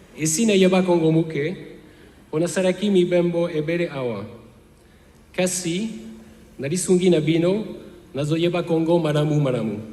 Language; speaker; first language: Lingala; non-native, learner; French